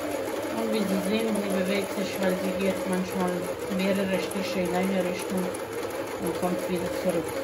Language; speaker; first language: German; non-native, fluent; Croatian